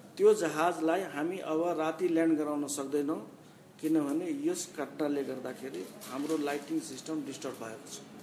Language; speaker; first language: Nepali; non-native, local second language; Maithili